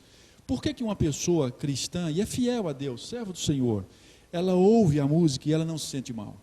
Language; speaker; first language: Portuguese; native; Portuguese